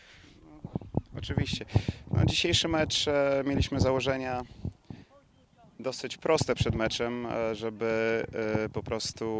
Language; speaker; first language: Polish; native; Polish